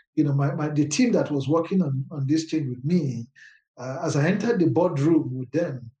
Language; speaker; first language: English; non-native, local second language; Yoruba